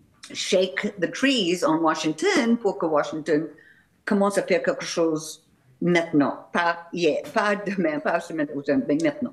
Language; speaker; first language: French; non-native, fluent; English